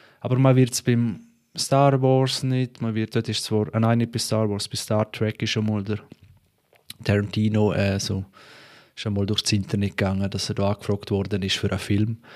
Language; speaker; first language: German; native; German